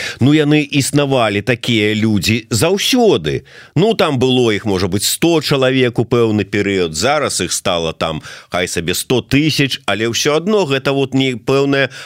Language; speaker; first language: Belarusian; non-native, local second language; Russian